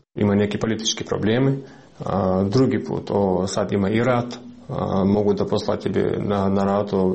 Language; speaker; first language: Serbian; non-native, learner; Russian